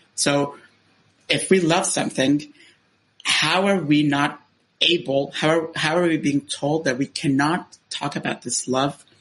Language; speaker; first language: English; non-native, fluent; Spanish